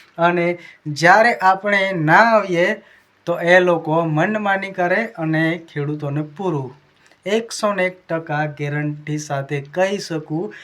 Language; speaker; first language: Gujarati; non-native, local second language; Bhili